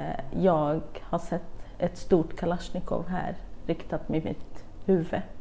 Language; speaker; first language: Swedish; non-native, fluent; Kurdish